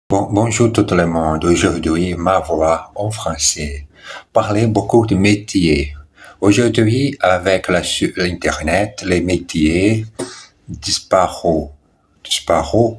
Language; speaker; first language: French; non-native, learner; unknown